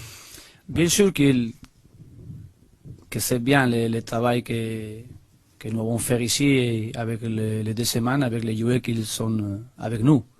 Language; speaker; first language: French; non-native, learner; Spanish